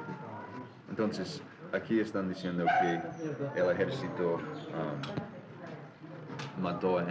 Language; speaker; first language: Spanish; non-native, fluent; English